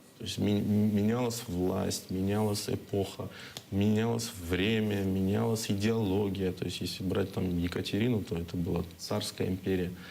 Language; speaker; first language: Russian; non-native, local second language; Crimean Tatar